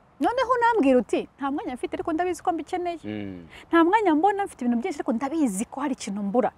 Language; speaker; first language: Kinyarwanda; early bilingual, heritage; Kinyarwanda